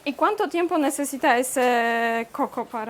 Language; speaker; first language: Spanish; non-native, fluent; Polish